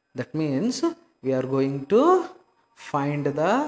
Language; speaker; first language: English; non-native, local second language; Kannada